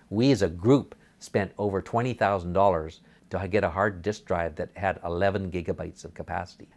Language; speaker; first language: English; native; English